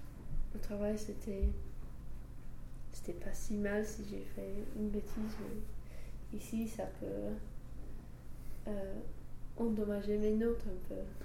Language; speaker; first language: French; non-native, fluent; English